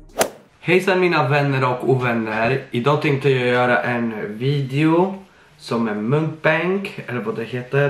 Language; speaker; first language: Swedish; early bilingual, other home language; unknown